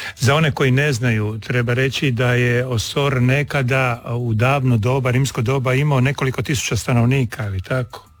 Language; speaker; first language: Serbian; native; Serbian